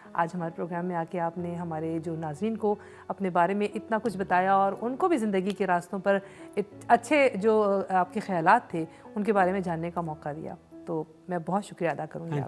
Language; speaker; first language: Urdu; native; Urdu